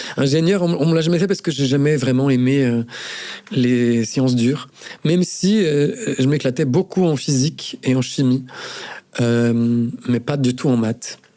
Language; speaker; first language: French; non-native, fluent; Portuguese